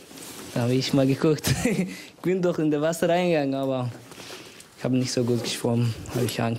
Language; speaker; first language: German; non-native, learner; Somali